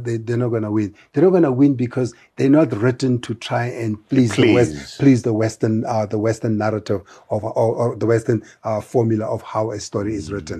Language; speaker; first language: English; non-native, local second language; Tswana